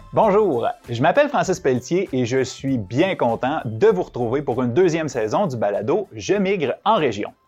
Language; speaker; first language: French; native; French